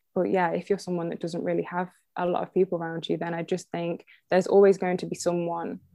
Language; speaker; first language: English; native; English